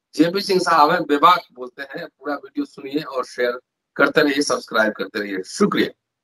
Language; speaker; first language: Hindi; native; Hindi